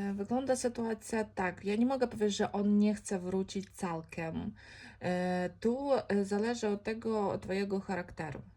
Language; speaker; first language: Polish; non-native, fluent; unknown